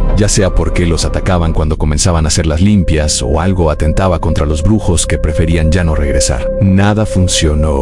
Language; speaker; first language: Spanish; native; Spanish